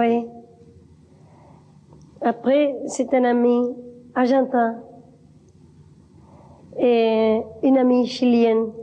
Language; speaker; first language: French; non-native, fluent; Spanish